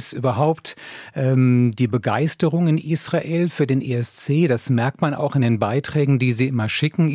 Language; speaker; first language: German; native; German